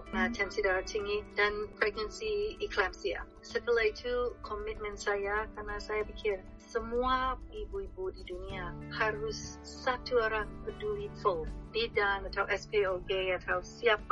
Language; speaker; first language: Indonesian; non-native, fluent; English